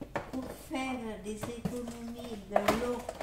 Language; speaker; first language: French; non-native, learner; Vietnamese